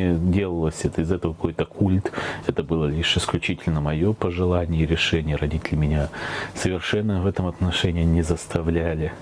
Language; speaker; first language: Russian; native; Russian